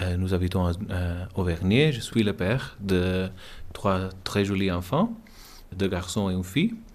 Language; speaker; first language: French; non-native, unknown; English